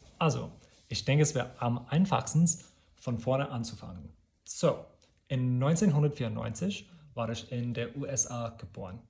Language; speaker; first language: German; non-native, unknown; English